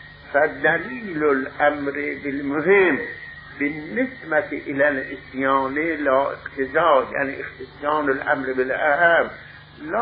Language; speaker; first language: Arabic; non-native, fluent; Persian